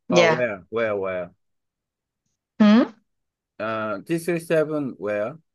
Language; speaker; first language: English; non-native, learner; Korean